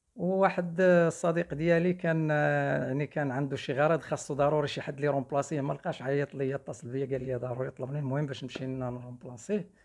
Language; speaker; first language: Arabic; native; Arabic